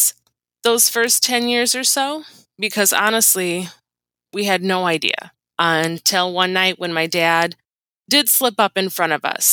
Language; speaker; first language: English; native; English